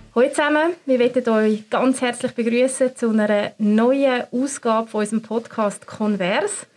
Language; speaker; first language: German; native; German